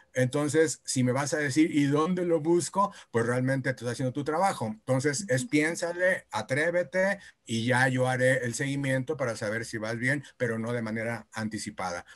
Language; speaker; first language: Spanish; native; Spanish